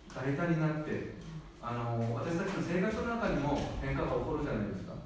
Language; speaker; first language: Japanese; non-native, fluent; Korean